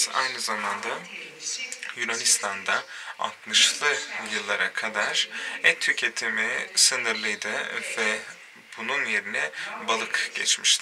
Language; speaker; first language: Turkish; native; Turkish